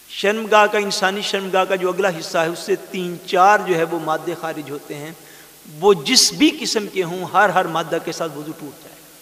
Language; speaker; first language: Urdu; non-native, local second language; Punjabi